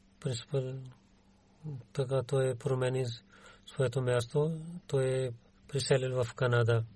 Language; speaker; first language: Bulgarian; non-native, learner; Urdu